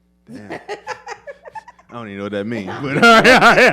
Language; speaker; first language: English; native; English